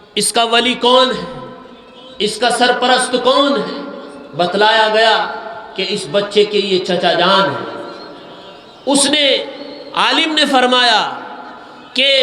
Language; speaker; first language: Urdu; native; Urdu